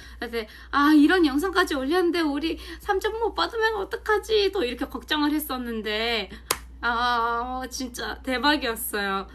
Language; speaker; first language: Korean; non-native, fluent; Mongolian